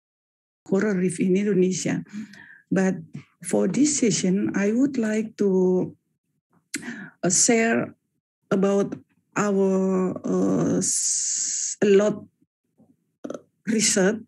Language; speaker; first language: English; non-native, fluent; Indonesian